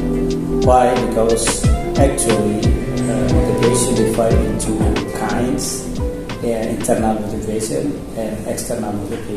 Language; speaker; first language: English; non-native, local second language; Indonesian